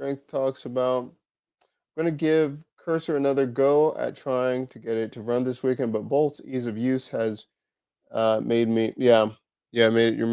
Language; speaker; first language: English; native; English